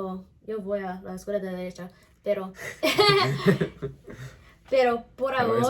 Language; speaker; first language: Spanish; non-native, learner; English